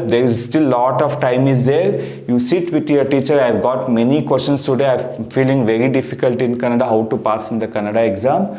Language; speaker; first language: English; non-native, local second language; Kannada